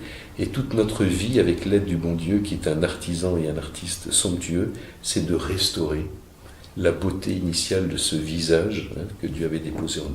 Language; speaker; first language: French; native; French